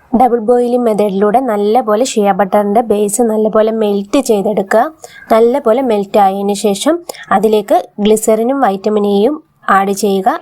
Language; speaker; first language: Malayalam; native; Malayalam